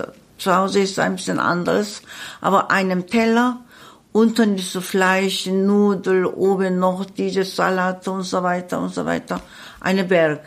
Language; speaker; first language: German; non-native, learner; Korean